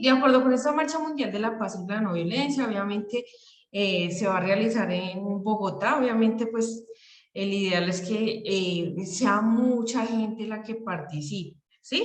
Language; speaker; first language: Spanish; native; Spanish